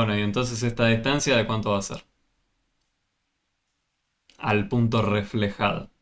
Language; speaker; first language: Spanish; native; Spanish